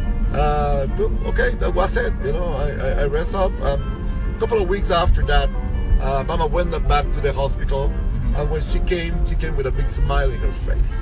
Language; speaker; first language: English; non-native, fluent; Spanish